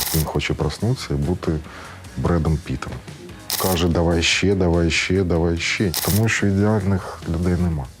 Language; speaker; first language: Ukrainian; non-native, local second language; Russian